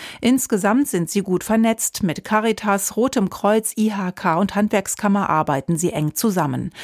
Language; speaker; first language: German; native; German